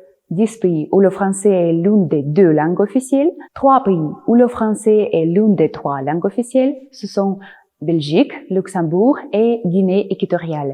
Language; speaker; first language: French; non-native, fluent; Russian